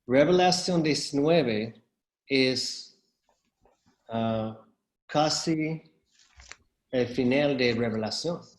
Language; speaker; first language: Spanish; non-native, fluent; English